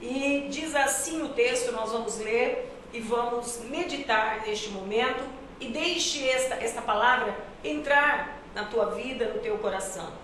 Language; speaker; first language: Portuguese; native; Portuguese